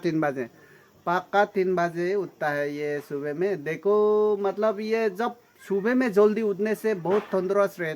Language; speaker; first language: Hindi; non-native, local second language; Mizo